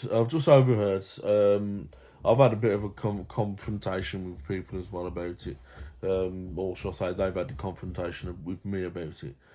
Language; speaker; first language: English; native; English